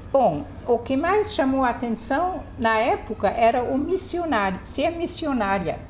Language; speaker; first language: Portuguese; non-native, fluent; German